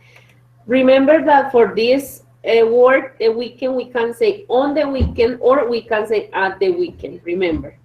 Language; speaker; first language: English; non-native, fluent; Spanish